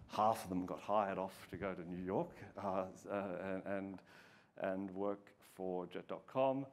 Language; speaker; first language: English; native; English